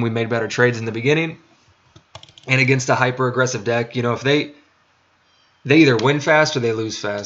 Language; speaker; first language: English; native; English